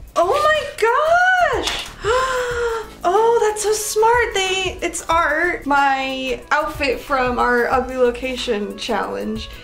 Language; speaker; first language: English; native; English